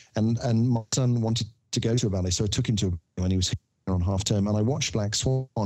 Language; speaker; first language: English; native; English